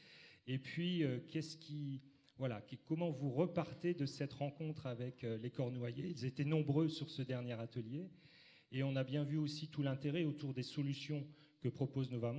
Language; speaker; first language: French; native; French